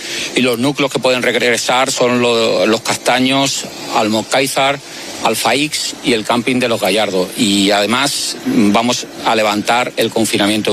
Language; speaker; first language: Spanish; native; Spanish